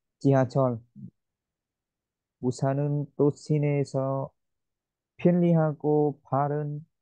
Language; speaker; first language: Korean; non-native, learner; Vietnamese